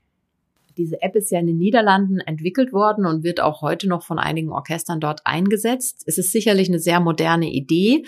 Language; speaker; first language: German; native; German